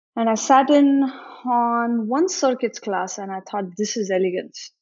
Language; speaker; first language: English; non-native, local second language; Marathi